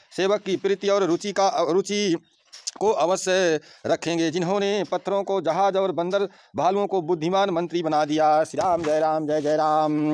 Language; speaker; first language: Hindi; native; Hindi